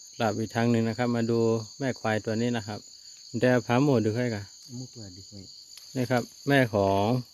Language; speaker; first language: Thai; non-native, local second language; Karen languages